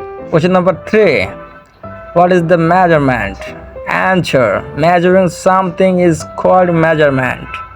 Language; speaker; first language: English; non-native, local second language; Bangla